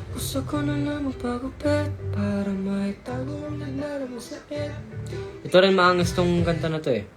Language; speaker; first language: Filipino; native; Filipino